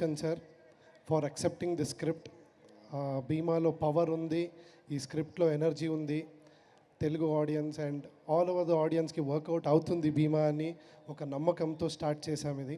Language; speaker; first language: Telugu; non-native, learner; Kannada